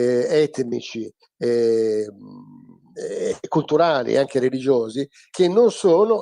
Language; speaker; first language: Italian; native; Italian